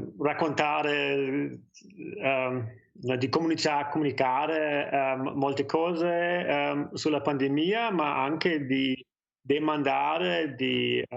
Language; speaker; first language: Italian; non-native, fluent; German